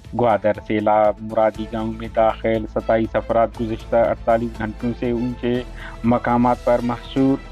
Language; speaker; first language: Urdu; non-native, local second language; Baluchi